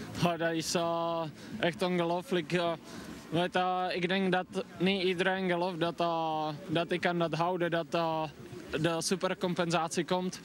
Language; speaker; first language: Dutch; non-native, fluent; Czech